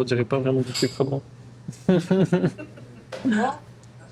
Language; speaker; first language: French; native; French